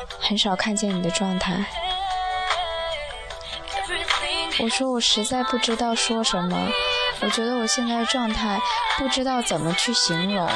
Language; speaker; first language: Chinese; native; Chinese